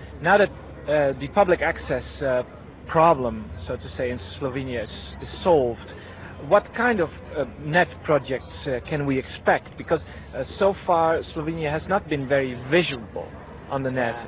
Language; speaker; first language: English; non-native, fluent; Dutch